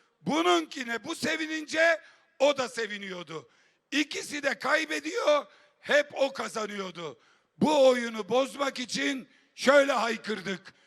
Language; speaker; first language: Turkish; native; Turkish